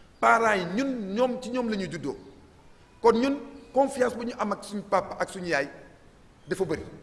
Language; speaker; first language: Wolof; non-native, local second language; Jola-Fonyi